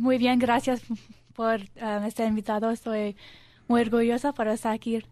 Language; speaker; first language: Spanish; early bilingual, heritage; Spanish